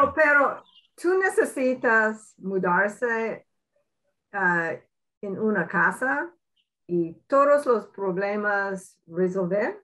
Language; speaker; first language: Spanish; non-native, learner; English